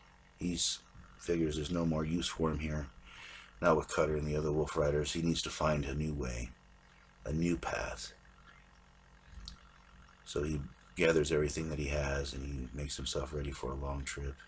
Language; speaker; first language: English; native; English